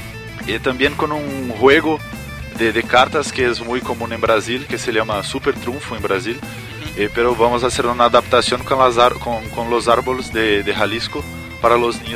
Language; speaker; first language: Spanish; non-native, learner; Portuguese